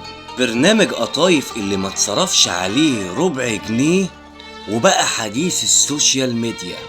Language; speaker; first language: Arabic; native; Arabic